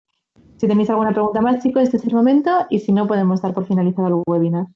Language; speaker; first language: Spanish; native; Spanish